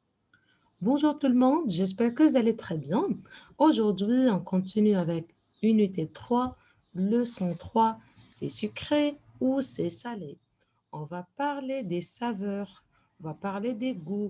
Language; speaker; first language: French; non-native, fluent; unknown